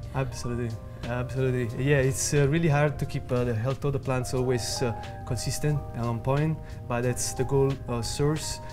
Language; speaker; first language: English; non-native, learner; Italian